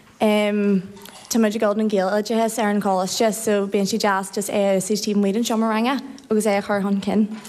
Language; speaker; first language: Irish; non-native, local second language; English